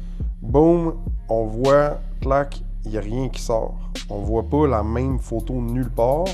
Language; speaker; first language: French; native; French